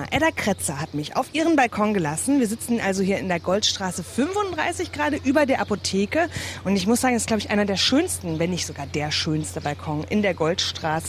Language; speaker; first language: German; native; German